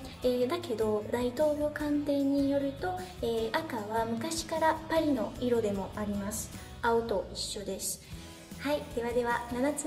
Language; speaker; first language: Japanese; non-native, fluent; French